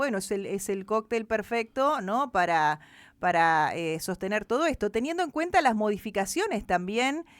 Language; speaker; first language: Spanish; native; Spanish